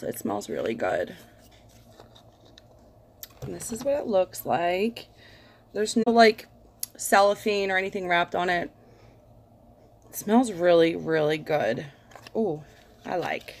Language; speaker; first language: English; native; English